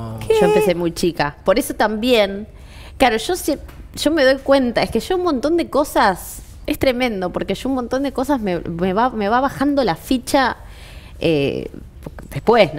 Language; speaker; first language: Spanish; native; Spanish